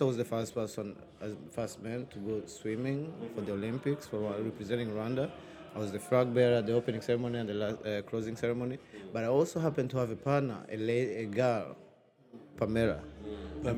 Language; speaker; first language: English; non-native, local second language; Kinyarwanda